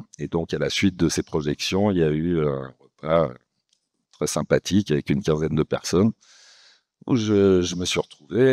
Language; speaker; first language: French; native; French